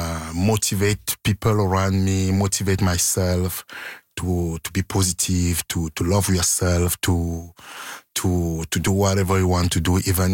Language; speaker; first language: English; non-native, local second language; French